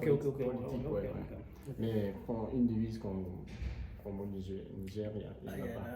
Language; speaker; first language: French; non-native, fluent; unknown